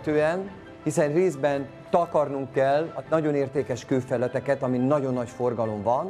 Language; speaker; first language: Hungarian; native; Hungarian